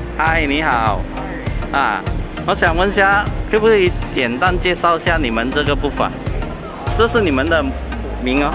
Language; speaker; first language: Chinese; non-native, local second language; Cantonese